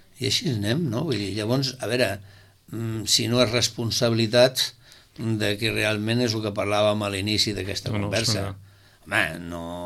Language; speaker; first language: Catalan; native; Catalan